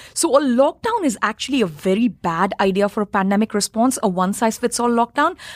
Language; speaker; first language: English; non-native, local second language; Hindi